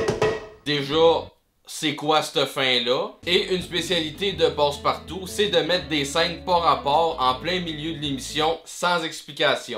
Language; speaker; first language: French; native; French